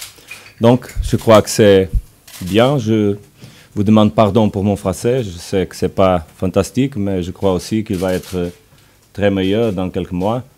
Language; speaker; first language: French; non-native, learner; Portuguese